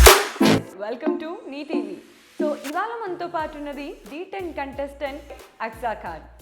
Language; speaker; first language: Telugu; native; Telugu